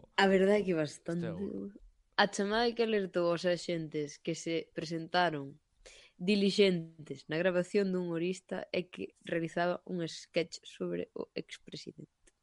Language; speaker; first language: Galician; non-native, local second language; Spanish